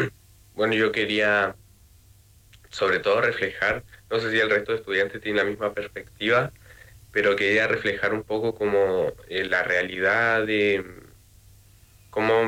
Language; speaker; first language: Spanish; native; Spanish